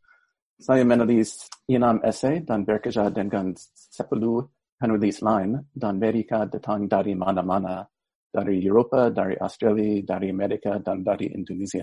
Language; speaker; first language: Indonesian; non-native, fluent; English